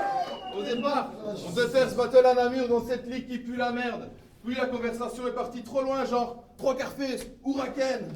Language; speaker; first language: French; native; French